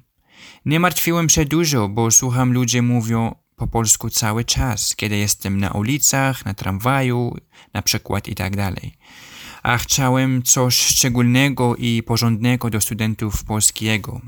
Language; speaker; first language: Polish; non-native, learner; Arabic